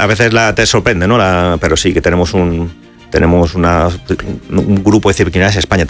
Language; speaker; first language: Spanish; native; Spanish